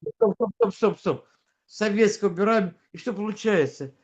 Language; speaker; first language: Russian; native; Russian